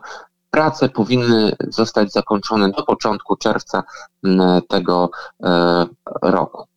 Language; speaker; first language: Polish; native; Polish